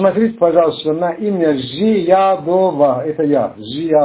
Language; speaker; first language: Russian; non-native, fluent; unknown